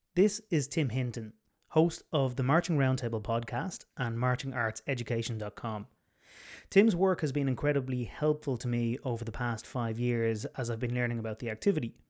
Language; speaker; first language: English; native; English